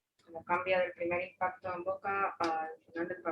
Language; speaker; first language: Spanish; native; Spanish